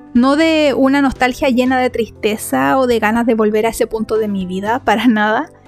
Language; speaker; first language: Spanish; native; Spanish